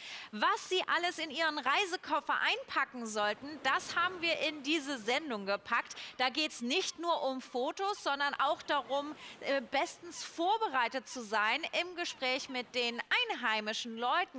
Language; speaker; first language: German; native; German